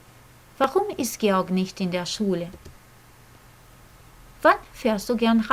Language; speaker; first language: German; non-native, fluent; Croatian